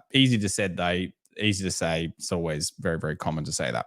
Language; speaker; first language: English; native; English